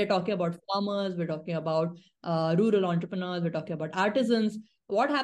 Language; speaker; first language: English; non-native, local second language; Marathi